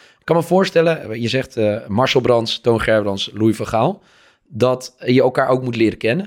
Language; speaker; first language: Dutch; native; Dutch